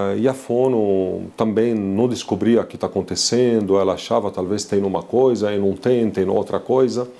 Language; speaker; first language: Portuguese; non-native, fluent; Arabic